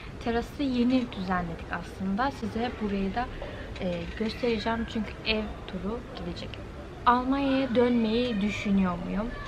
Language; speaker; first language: Turkish; early bilingual, heritage; Turkish